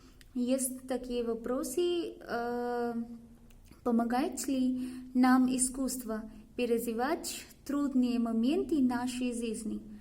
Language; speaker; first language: Russian; non-native, learner; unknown